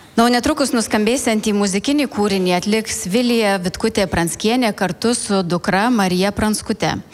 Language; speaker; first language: Lithuanian; native; Lithuanian